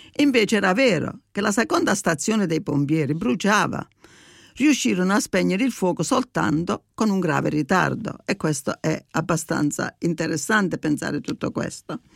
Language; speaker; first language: Italian; early bilingual, heritage; Italian